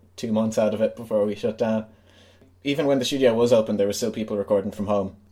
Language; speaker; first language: English; native; English